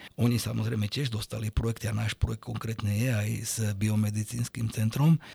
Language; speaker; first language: Slovak; native; Slovak